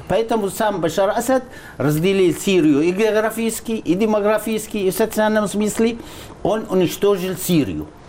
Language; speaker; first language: Russian; non-native, fluent; Arabic